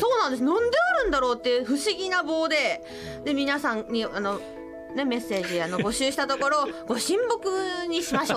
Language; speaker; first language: Japanese; native; Japanese